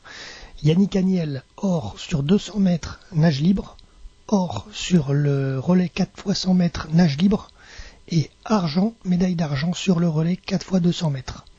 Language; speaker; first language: French; native; French